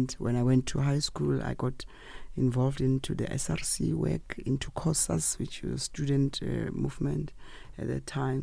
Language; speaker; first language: English; non-native, local second language; Tswana